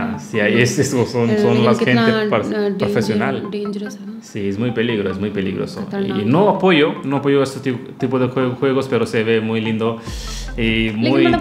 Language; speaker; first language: Spanish; non-native, learner; Hindi